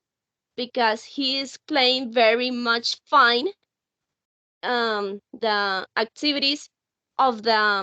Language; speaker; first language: English; non-native, learner; Spanish